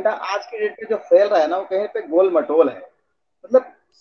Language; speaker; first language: Hindi; native; Hindi